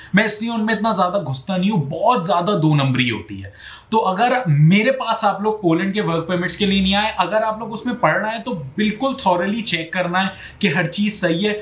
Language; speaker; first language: Urdu; native; Urdu